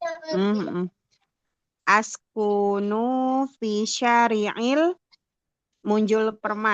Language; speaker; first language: Arabic; non-native, learner; Indonesian